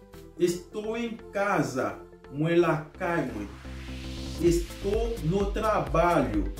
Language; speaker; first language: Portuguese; non-native, fluent; Haitian Creole